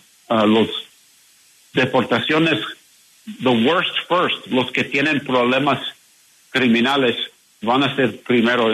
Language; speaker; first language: Spanish; non-native, learner; English